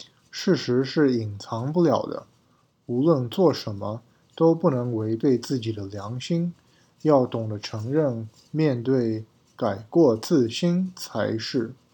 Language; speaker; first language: Chinese; native; Chinese